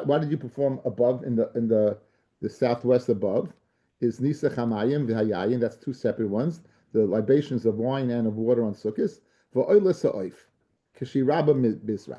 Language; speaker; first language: English; native; English